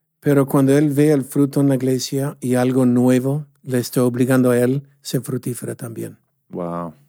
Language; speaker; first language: Spanish; non-native, fluent; English